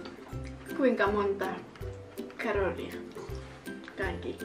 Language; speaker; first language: Finnish; non-native, learner; Thai